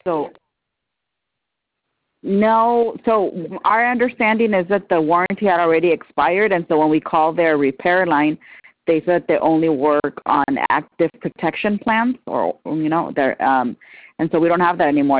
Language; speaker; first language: English; early bilingual, other home language; Spanish